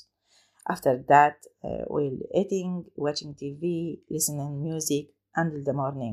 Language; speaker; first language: English; non-native, learner; Romanian